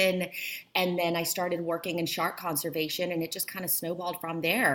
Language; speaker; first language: English; early bilingual, other home language; Polish